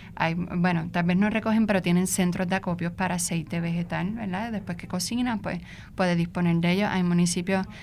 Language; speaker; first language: Spanish; native; Spanish